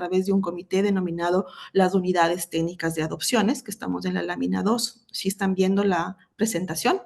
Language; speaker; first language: Spanish; native; Spanish